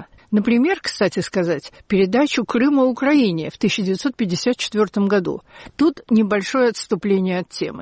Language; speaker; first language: Russian; native; Russian